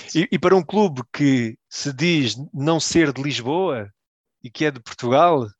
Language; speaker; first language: Portuguese; early bilingual, heritage; Portuguese